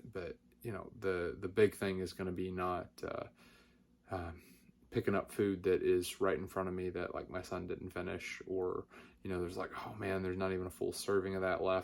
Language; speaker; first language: English; native; English